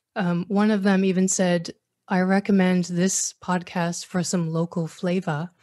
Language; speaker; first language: English; native; English